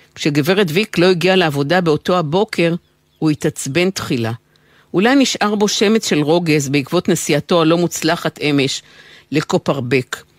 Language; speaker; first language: Hebrew; native; Hebrew